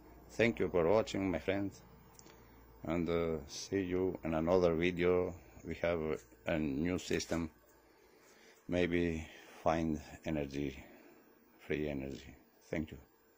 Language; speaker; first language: English; non-native, learner; Greek